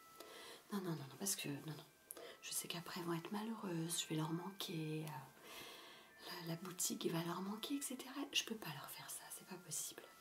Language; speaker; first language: French; native; French